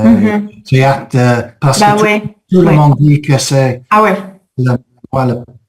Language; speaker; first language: French; non-native, fluent; English